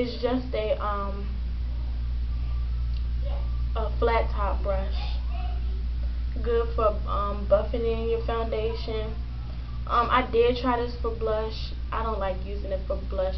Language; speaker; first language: English; native; English